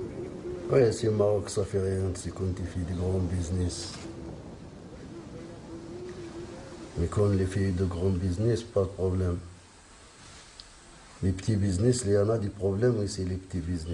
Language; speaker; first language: French; non-native, local second language; Arabic